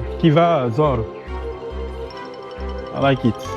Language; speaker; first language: English; non-native, learner; French